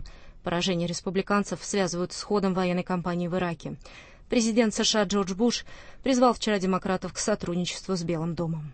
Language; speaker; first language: Russian; native; Russian